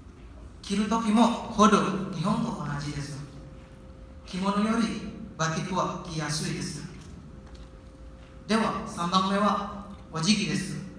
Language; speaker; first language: Japanese; non-native, learner; Indonesian